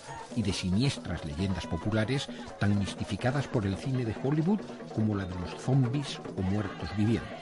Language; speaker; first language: Spanish; native; Spanish